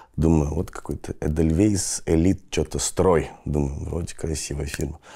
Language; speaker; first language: Russian; native; Russian